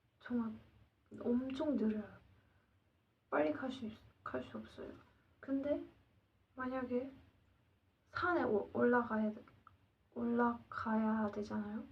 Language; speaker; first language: Korean; non-native, learner; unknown